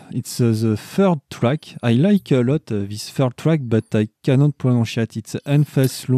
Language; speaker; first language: English; non-native, learner; French